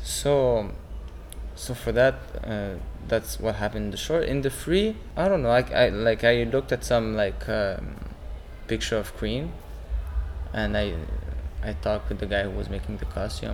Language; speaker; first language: English; non-native, fluent; French